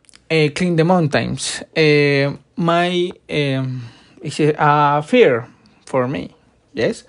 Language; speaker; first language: English; non-native, learner; Spanish